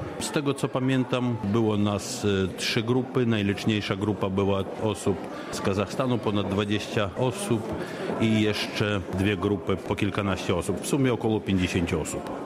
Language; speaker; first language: Polish; early bilingual, heritage; Polish